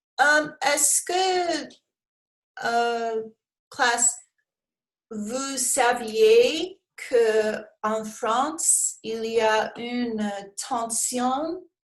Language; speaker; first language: French; non-native, learner; English